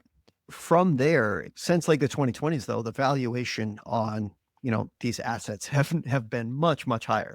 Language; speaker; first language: English; native; English